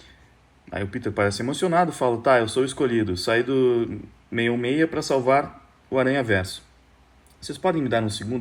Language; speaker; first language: Portuguese; native; Portuguese